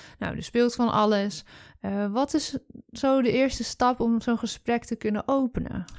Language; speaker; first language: Dutch; native; Dutch